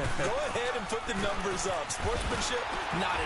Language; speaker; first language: English; native; English